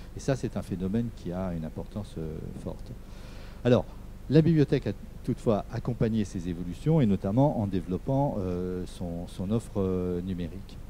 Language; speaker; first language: French; native; French